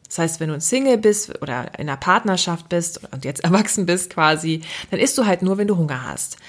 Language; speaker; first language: German; native; German